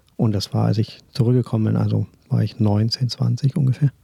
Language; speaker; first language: German; native; German